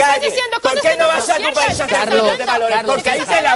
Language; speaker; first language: Spanish; native; Spanish